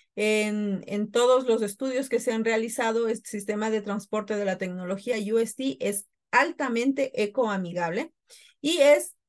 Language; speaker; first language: Spanish; native; Spanish